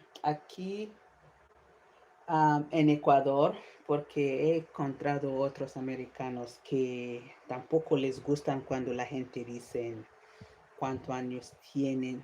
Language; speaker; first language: Spanish; non-native, fluent; English